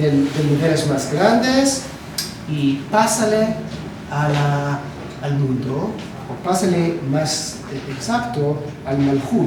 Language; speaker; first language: Spanish; non-native, learner; Hebrew